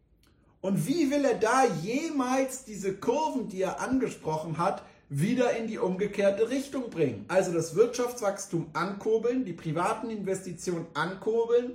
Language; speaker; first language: German; native; German